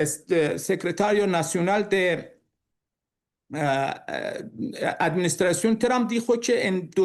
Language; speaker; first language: Spanish; non-native, learner; Persian